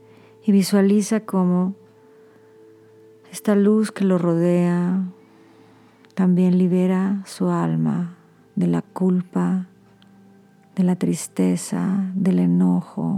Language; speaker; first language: Spanish; native; Spanish